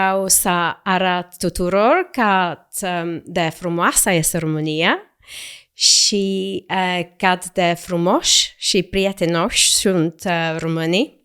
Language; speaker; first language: Romanian; non-native, learner; English